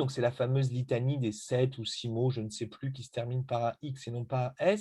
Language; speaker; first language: French; native; French